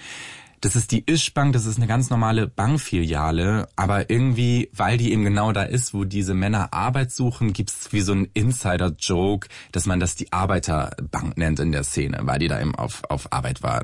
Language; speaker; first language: German; native; German